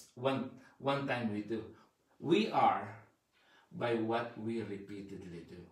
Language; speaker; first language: English; non-native, local second language; Filipino